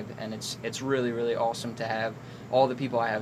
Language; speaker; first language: English; native; English